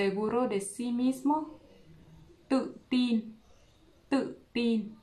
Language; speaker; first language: Spanish; non-native, learner; Vietnamese